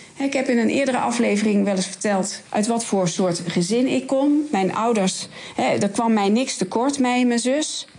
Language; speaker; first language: Dutch; native; Dutch